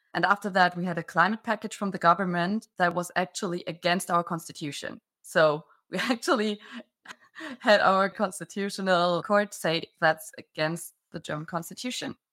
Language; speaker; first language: English; non-native, fluent; German